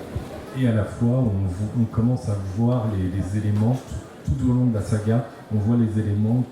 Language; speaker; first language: French; native; French